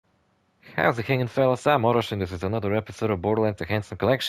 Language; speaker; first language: English; non-native, fluent; Polish